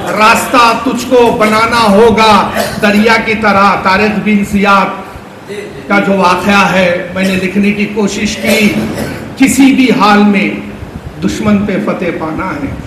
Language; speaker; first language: Urdu; native; Urdu